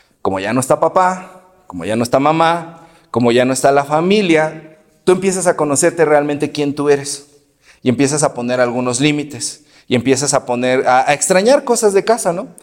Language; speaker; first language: Spanish; native; Spanish